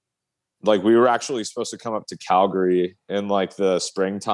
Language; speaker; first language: English; native; English